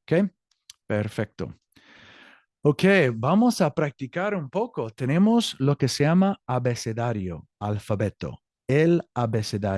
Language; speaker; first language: Spanish; non-native, fluent; English